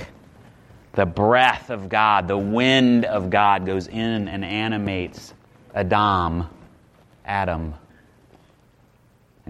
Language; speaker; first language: English; native; English